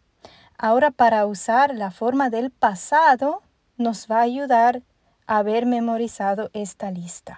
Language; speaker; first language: Spanish; non-native, fluent; German